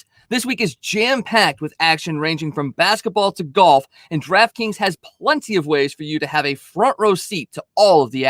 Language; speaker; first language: English; native; English